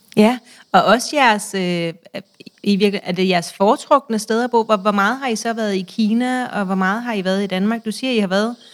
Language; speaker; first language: Danish; native; Danish